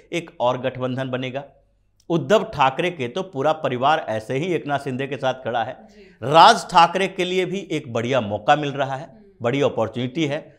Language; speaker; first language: Hindi; native; Hindi